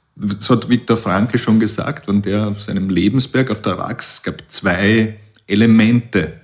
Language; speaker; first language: German; native; German